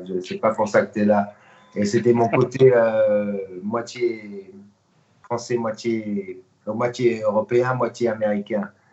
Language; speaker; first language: French; non-native, fluent; English